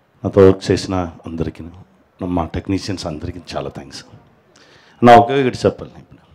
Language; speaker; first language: Telugu; non-native, learner; Tamil